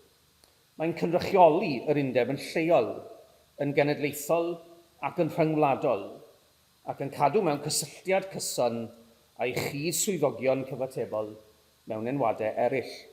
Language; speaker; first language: Welsh; native; Welsh